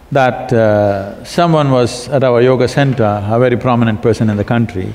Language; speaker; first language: English; non-native, local second language; Kannada